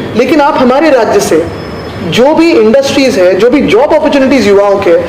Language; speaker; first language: Hindi; non-native, local second language; Marathi